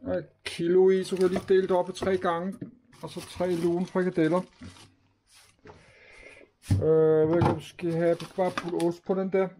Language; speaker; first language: Danish; native; Danish